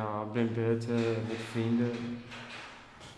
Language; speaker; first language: Dutch; early bilingual, other home language; Albanian